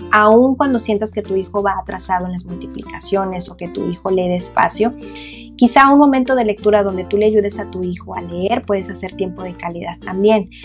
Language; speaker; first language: Spanish; native; Spanish